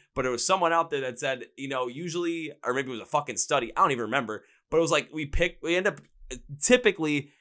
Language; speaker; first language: English; native; English